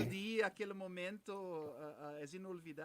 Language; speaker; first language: Spanish; non-native, fluent; Portuguese